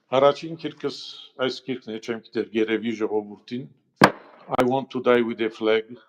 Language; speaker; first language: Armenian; early bilingual, heritage; Armenian